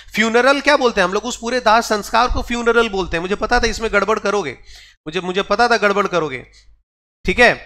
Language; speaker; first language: Hindi; non-native, local second language; Odia